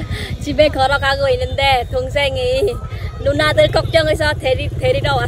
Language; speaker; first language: Korean; non-native, fluent; Khmer